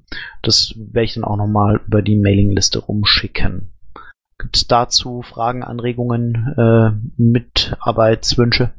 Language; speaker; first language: German; native; German